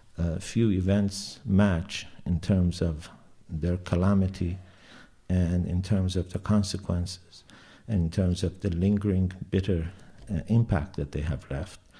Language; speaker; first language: English; non-native, fluent; Persian